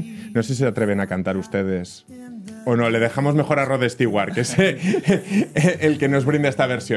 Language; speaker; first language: Spanish; native; Spanish